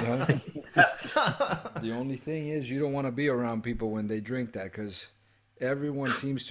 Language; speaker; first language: English; early bilingual, other home language; Spanish